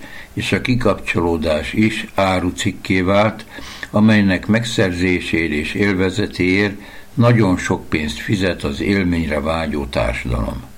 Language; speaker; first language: Hungarian; native; Hungarian